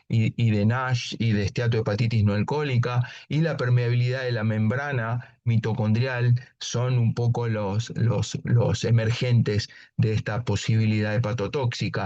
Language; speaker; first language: Spanish; native; Spanish